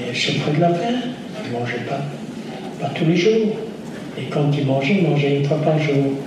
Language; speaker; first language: French; non-native, fluent; Yiddish